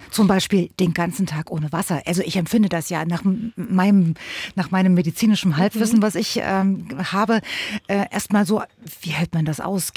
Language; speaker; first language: German; native; German